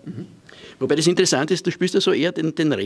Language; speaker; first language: German; native; German